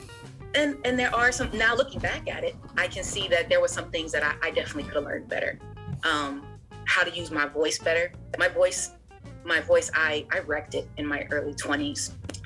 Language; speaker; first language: English; native; English